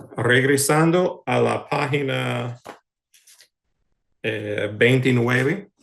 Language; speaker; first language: Spanish; early bilingual, heritage; English